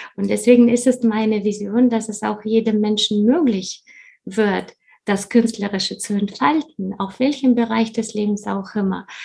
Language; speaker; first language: German; non-native, fluent; Russian